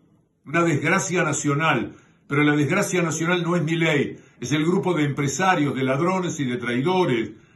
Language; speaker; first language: Spanish; native; Spanish